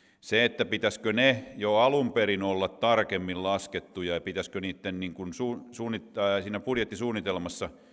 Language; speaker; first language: Finnish; native; Finnish